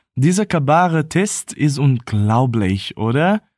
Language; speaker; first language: German; non-native, fluent; Portuguese